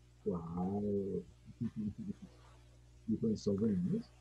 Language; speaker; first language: English; non-native, fluent; Spanish